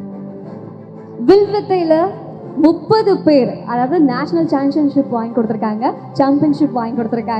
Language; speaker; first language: Tamil; native; Tamil